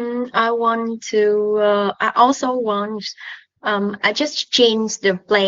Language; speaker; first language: English; non-native, learner; Vietnamese